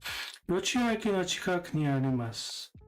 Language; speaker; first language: Japanese; non-native, learner; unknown